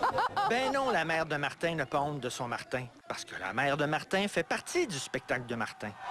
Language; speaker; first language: French; native; French